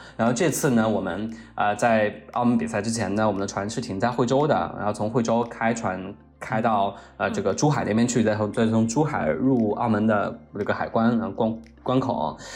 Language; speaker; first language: Chinese; native; Chinese